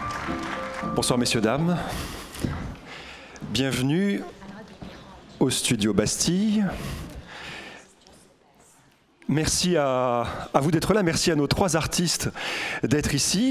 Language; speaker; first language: French; native; French